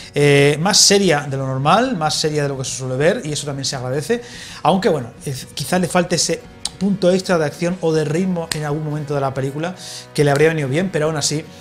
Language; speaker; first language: Spanish; native; Spanish